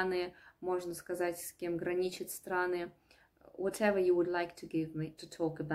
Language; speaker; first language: Russian; native; Russian